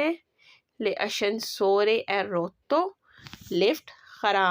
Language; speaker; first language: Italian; non-native, learner; Urdu